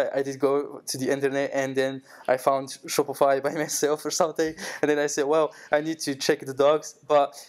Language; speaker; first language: English; non-native, fluent; Arabic